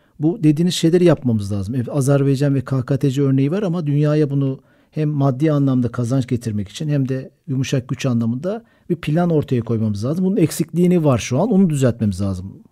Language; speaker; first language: Turkish; native; Turkish